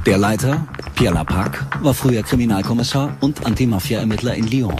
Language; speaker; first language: German; native; German